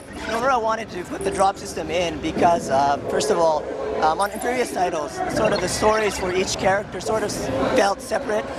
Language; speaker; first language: English; non-native, fluent; Japanese